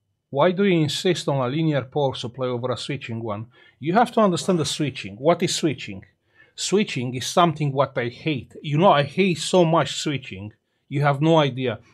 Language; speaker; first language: English; non-native, fluent; Romanian